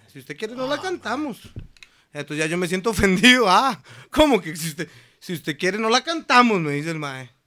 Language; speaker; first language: Spanish; native; Spanish